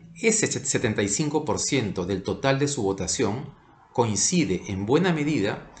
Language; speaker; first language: Spanish; native; Spanish